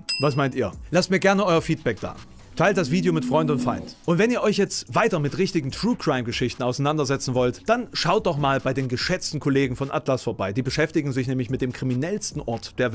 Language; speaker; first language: German; native; German